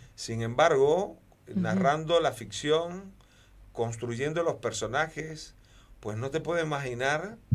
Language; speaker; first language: Spanish; native; Spanish